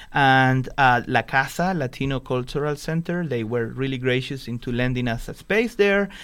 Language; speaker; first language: English; non-native, fluent; Spanish